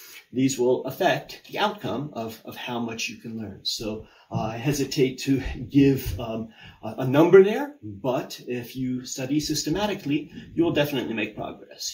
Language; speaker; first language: English; native; English